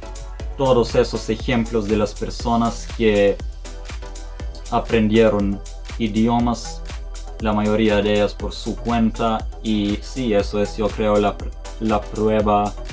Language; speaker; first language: Spanish; non-native, fluent; Serbian